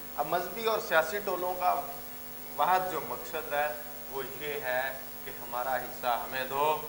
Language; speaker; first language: Urdu; non-native, local second language; Punjabi